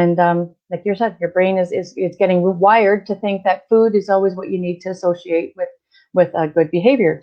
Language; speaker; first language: English; native; English